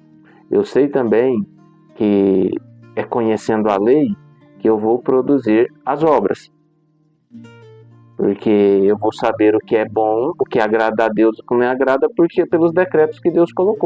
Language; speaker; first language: Portuguese; native; Portuguese